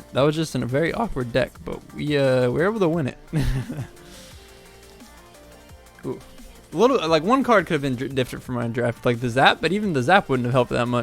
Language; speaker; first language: English; native; English